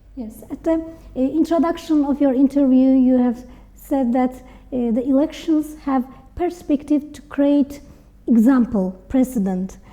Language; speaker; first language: English; non-native, learner; Azerbaijani